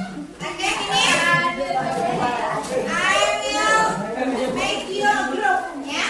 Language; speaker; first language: English; non-native, learner; Indonesian